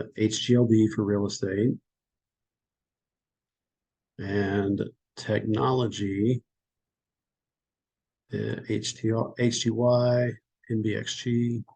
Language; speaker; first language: English; native; English